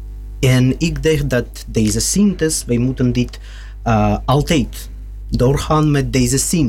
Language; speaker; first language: Dutch; non-native, learner; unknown